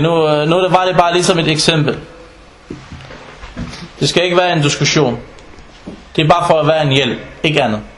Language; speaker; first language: Danish; non-native, fluent; Arabic